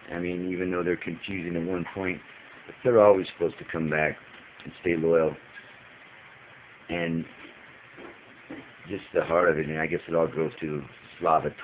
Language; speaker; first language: English; native; English